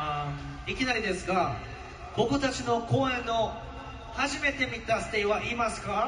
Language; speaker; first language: Japanese; non-native, learner; Korean